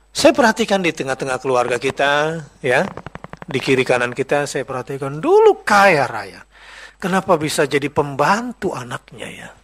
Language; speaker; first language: Indonesian; non-native, local second language; Madurese